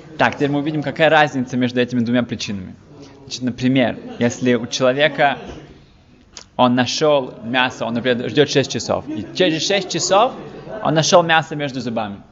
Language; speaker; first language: Russian; early bilingual, heritage; Russian